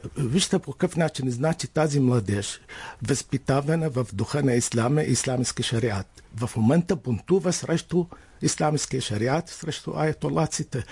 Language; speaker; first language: Bulgarian; non-native, fluent; Arabic